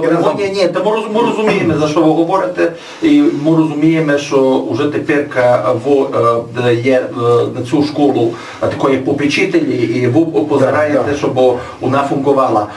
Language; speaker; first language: Ukrainian; native; Ukrainian